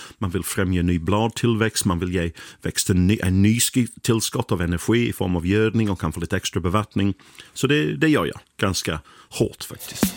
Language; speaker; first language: Swedish; non-native, fluent; English